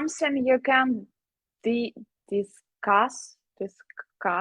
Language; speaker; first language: English; non-native, learner; Ukrainian